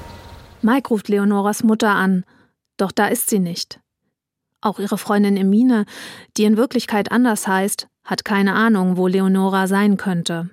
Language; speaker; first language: German; native; German